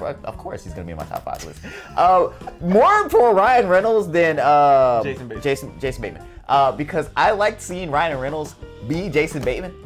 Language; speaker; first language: English; native; English